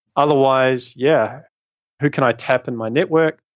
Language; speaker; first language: English; native; English